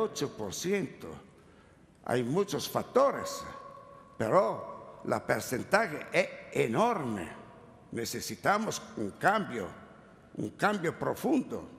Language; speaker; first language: Spanish; non-native, learner; Italian